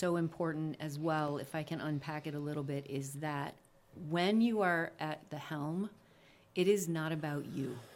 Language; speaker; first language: English; native; English